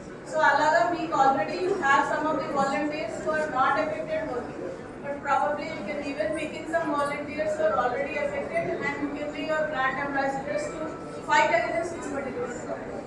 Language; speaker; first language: English; non-native, local second language; Telugu